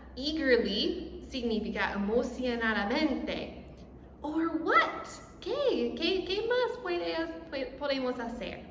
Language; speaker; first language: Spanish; non-native, fluent; English